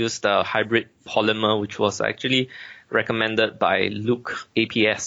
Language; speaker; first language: English; native; English